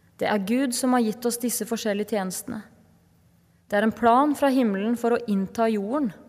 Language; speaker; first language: Norwegian; native; Norwegian